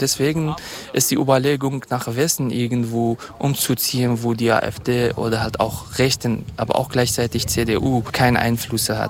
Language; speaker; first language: German; non-native, fluent; Kurdish